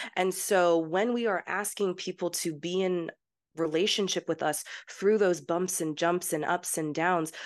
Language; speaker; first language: English; early bilingual, heritage; English